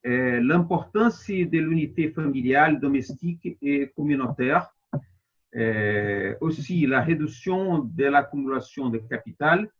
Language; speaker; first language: French; non-native, fluent; Portuguese